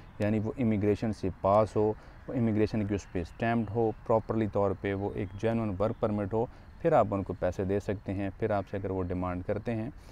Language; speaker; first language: Urdu; non-native, local second language; Punjabi